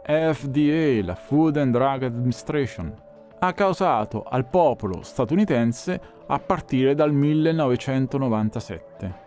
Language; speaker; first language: Italian; native; Italian